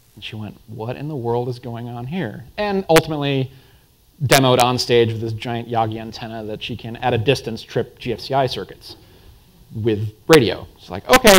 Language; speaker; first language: English; native; English